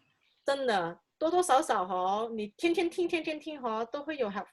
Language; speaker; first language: Chinese; native; Chinese